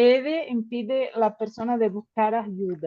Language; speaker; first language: Spanish; non-native, fluent; Portuguese